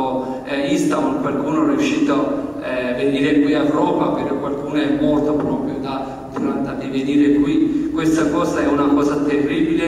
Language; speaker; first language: Italian; non-native, learner; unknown